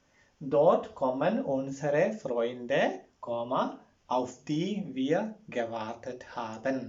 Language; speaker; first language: German; non-native, fluent; Malayalam